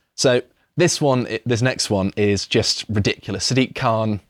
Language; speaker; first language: English; native; English